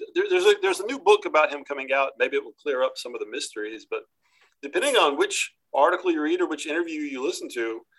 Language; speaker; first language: English; native; English